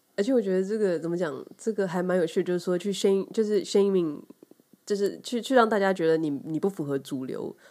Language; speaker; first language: Chinese; native; Chinese